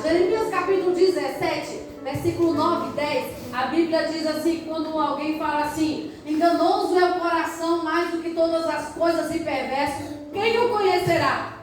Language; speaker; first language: Portuguese; native; Portuguese